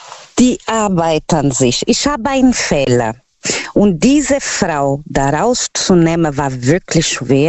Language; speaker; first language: German; non-native, learner; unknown